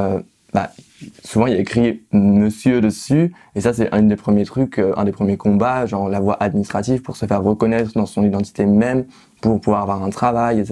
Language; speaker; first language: French; native; French